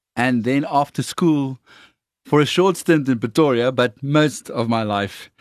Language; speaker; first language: English; non-native, local second language; Afrikaans